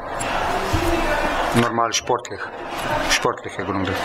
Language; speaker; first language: German; non-native, fluent; Slovenian